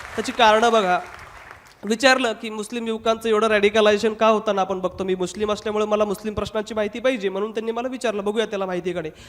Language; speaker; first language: Marathi; non-native, local second language; Hindi